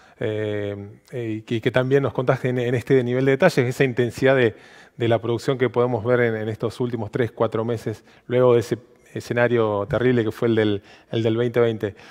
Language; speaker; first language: Spanish; native; Spanish